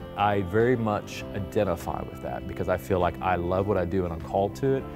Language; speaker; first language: English; native; English